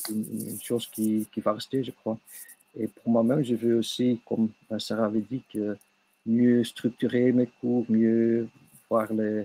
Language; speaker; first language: French; non-native, local second language; Dutch